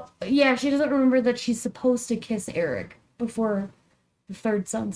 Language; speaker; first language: English; native; English